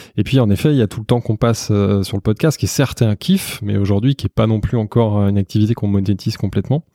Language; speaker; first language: French; native; French